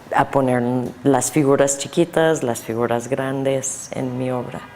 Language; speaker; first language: Spanish; non-native, learner; English